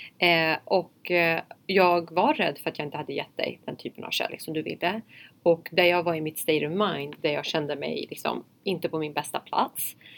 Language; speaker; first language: Swedish; early bilingual, other home language; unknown